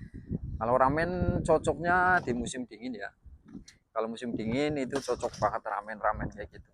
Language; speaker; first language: Indonesian; non-native, local second language; Javanese